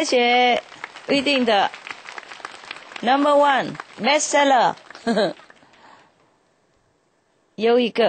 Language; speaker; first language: Chinese; non-native, fluent; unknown